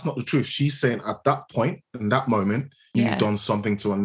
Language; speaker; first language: English; non-native, local second language; Yoruba